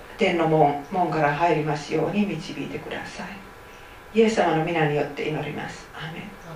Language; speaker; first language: Japanese; non-native, fluent; Finnish